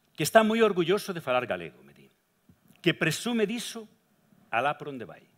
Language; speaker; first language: Galician; native; Galician